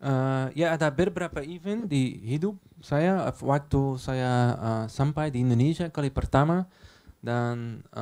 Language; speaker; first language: Indonesian; non-native, learner; Dutch